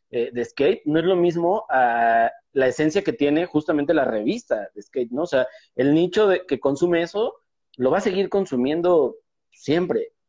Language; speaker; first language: Spanish; native; Spanish